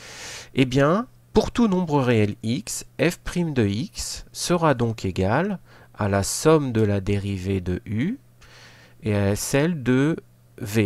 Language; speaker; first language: French; native; French